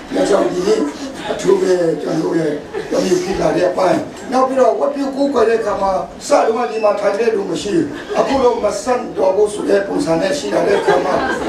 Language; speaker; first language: Burmese; non-native, local second language; Kachin